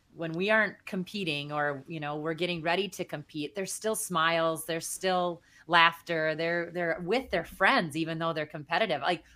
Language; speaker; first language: English; native; English